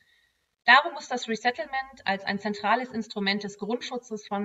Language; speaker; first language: German; native; German